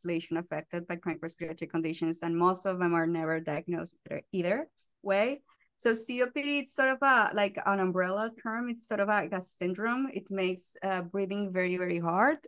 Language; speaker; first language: English; non-native, fluent; Spanish